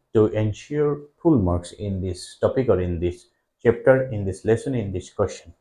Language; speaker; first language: English; non-native, local second language; Bangla